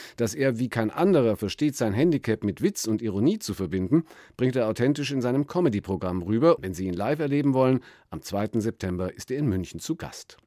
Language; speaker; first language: German; native; German